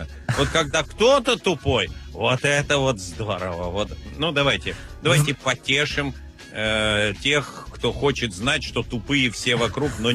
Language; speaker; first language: Russian; native; Russian